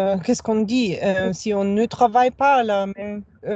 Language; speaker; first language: French; non-native, fluent; German